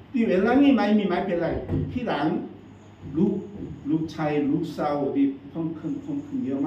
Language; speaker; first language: Thai; non-native, learner; Korean